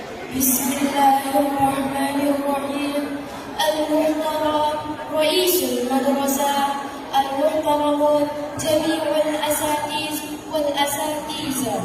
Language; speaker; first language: Arabic; non-native, learner; Indonesian